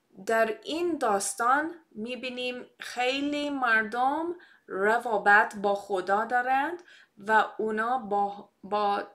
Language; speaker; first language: Persian; non-native, fluent; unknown